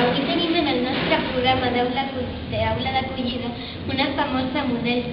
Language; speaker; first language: Catalan; non-native, learner; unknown